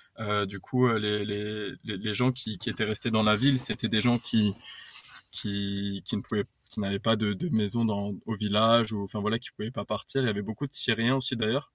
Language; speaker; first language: French; native; French